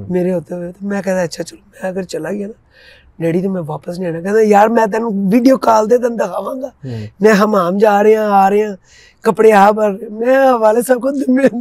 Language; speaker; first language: Urdu; non-native, local second language; Punjabi